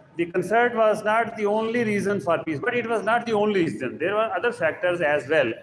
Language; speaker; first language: English; non-native, local second language; Urdu